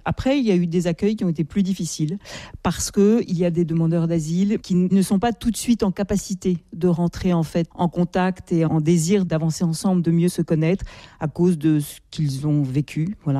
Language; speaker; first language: French; native; French